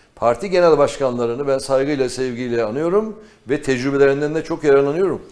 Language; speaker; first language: Turkish; native; Turkish